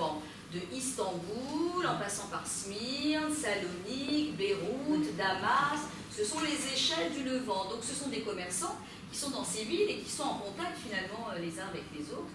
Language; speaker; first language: French; native; French